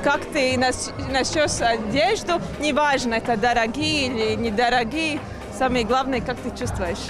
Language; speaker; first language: Russian; non-native, fluent; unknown